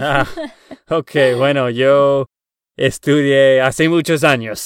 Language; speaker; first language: Spanish; non-native, learner; English